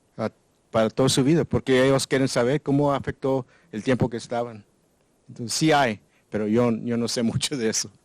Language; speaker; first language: Spanish; non-native, learner; English